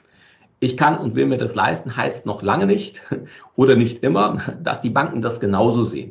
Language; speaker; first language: German; native; German